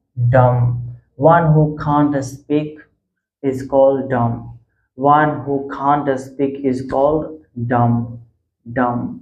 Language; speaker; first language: English; non-native, local second language; Hindi